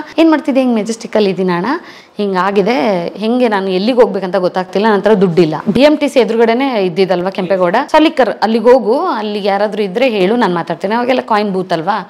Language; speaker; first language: Kannada; native; Kannada